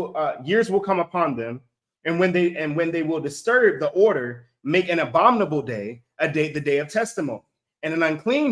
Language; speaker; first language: English; native; English